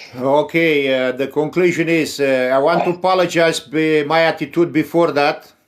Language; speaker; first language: English; non-native, learner; Romanian